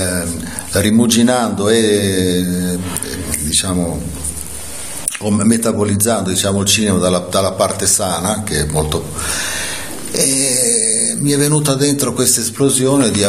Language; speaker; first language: Italian; native; Italian